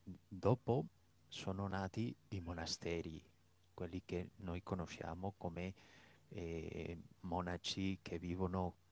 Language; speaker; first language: Italian; non-native, fluent; Spanish